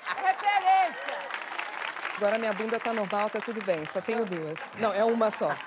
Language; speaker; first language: Portuguese; native; Portuguese